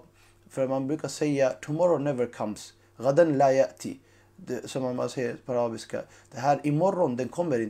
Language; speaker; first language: Swedish; non-native, fluent; Urdu